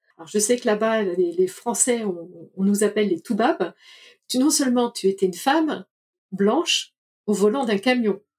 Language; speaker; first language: French; native; French